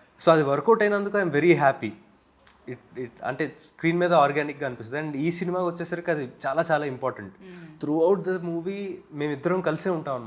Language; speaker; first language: Telugu; native; Telugu